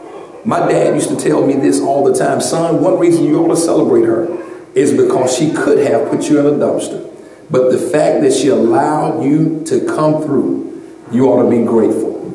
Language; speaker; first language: English; native; English